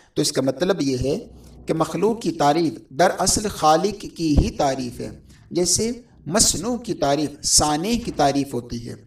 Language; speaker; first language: Urdu; native; Urdu